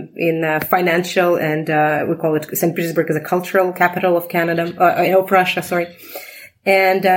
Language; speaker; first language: English; non-native, fluent; Russian